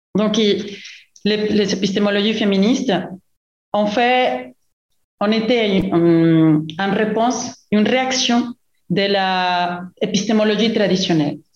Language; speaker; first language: French; non-native, fluent; Spanish